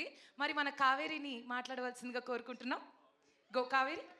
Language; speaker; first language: Telugu; native; Telugu